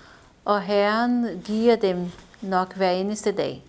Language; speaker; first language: Danish; non-native, fluent; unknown